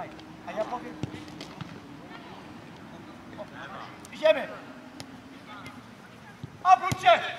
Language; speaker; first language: Polish; early bilingual, heritage; Polish